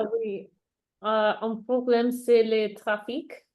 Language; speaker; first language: French; non-native, learner; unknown